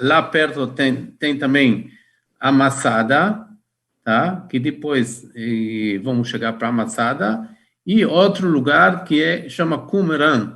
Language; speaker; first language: Portuguese; non-native, fluent; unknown